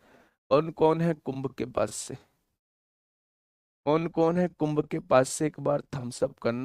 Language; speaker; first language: Hindi; native; Hindi